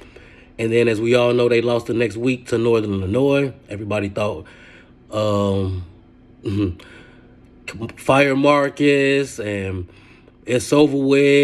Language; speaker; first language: English; native; English